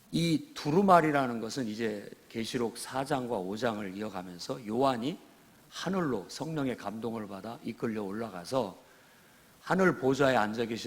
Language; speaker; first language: Korean; native; Korean